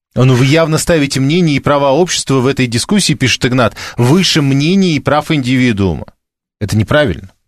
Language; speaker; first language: Russian; native; Russian